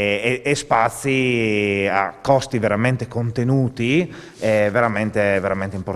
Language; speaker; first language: Italian; native; Italian